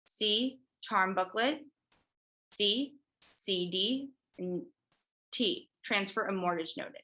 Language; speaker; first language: English; native; English